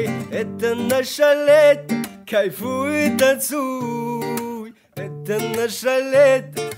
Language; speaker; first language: Russian; non-native, learner; Tajik